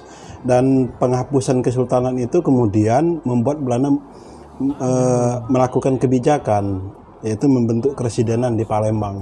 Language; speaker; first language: Indonesian; native; Indonesian